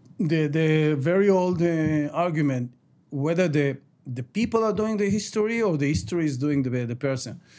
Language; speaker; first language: English; non-native, fluent; Ladino